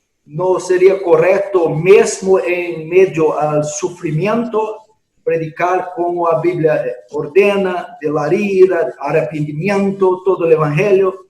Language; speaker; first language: Spanish; non-native, fluent; Portuguese